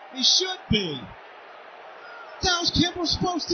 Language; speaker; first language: English; native; English